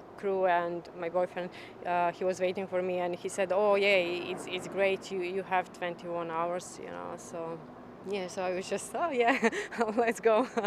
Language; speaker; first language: English; non-native, learner; Croatian